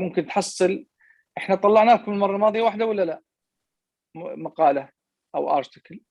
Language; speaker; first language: Arabic; native; Arabic